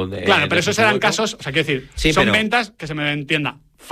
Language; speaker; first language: Spanish; native; Spanish